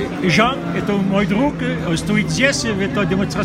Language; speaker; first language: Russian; non-native, fluent; French